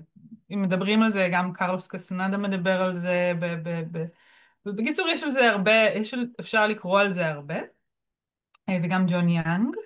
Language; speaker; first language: Hebrew; native; Hebrew